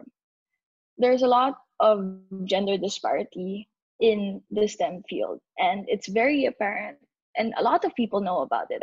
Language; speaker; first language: English; non-native, local second language; Filipino